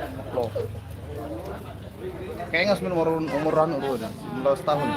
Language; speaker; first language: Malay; non-native, local second language; Sasak